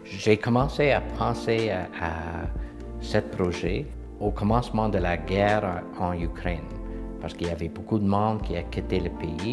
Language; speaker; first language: French; non-native, local second language; English